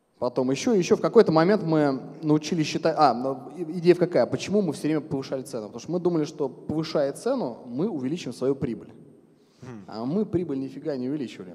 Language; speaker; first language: Russian; native; Russian